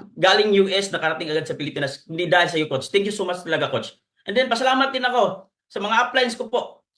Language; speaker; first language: Filipino; non-native, local second language; Cebuano